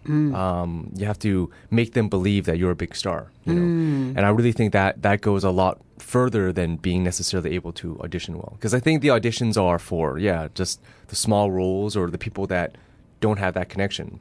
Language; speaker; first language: English; early bilingual, other home language; Chinese